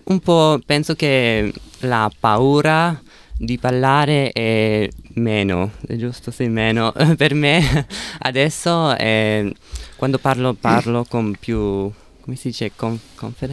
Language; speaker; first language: Italian; non-native, learner; English